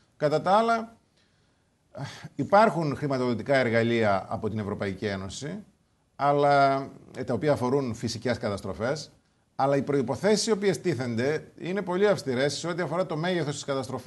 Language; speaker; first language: Greek; native; Greek